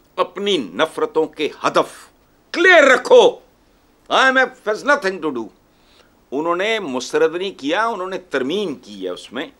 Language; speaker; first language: Urdu; non-native, local second language; Punjabi